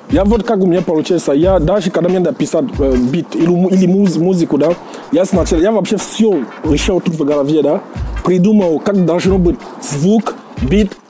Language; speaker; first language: Russian; non-native, fluent; Jamaican Creole English